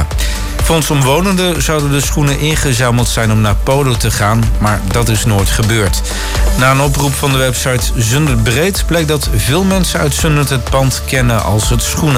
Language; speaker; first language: Dutch; native; Dutch